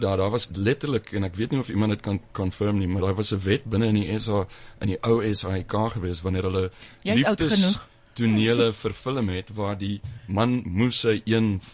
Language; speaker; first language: English; non-native, fluent; German